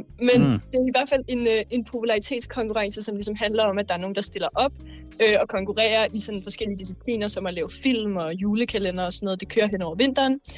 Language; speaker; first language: Danish; native; Danish